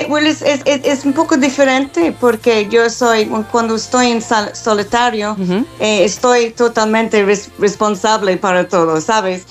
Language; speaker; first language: Spanish; non-native, learner; English